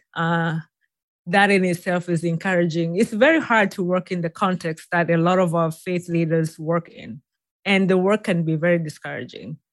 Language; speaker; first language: English; non-native, local second language; Swahili